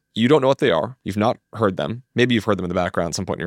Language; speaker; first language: English; native; English